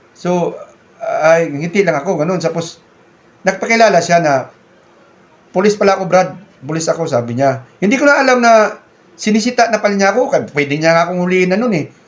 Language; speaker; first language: Filipino; non-native, local second language; Cebuano